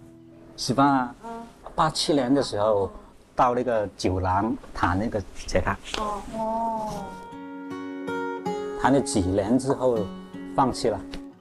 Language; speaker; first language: Chinese; non-native, local second language; Cantonese